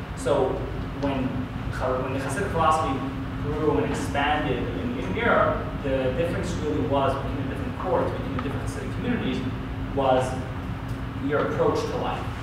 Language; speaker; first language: English; native; English